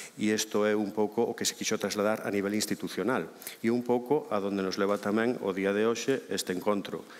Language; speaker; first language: Galician; native; Galician